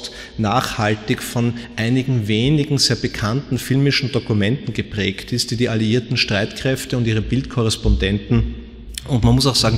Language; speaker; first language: German; native; German